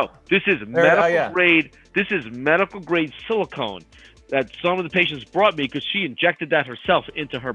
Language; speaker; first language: English; native; English